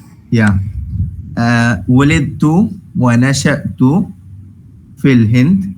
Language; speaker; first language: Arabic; non-native, fluent; Malayalam